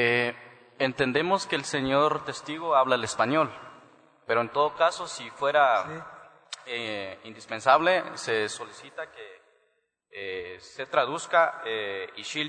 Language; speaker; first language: Spanish; native; Spanish